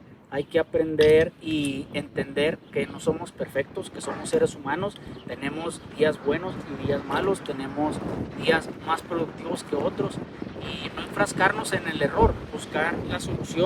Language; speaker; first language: Spanish; native; Spanish